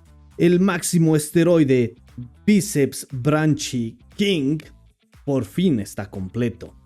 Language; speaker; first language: Spanish; non-native, fluent; English